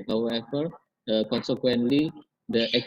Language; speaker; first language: English; non-native, fluent; Indonesian